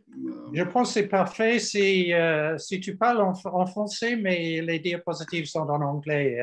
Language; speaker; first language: French; non-native, learner; English